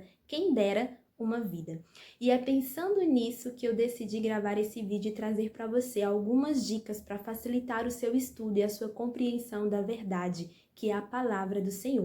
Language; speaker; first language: Portuguese; native; Portuguese